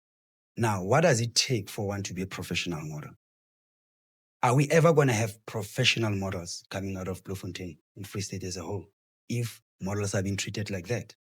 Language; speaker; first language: English; non-native, local second language; Southern Sotho